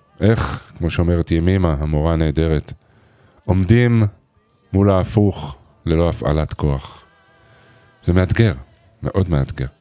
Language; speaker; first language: Hebrew; native; Hebrew